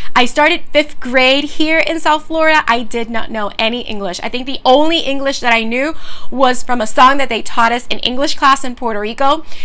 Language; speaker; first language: English; early bilingual, other home language; Spanish